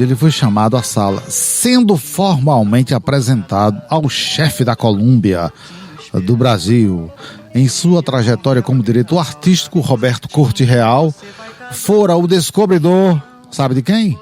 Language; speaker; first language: Portuguese; native; Portuguese